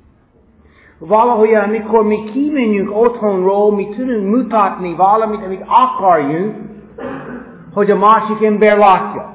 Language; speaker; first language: Hungarian; non-native, fluent; English